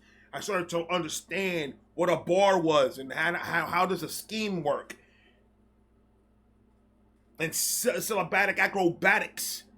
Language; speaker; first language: English; native; English